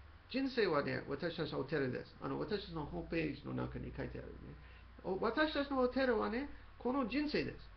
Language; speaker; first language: Japanese; non-native, fluent; English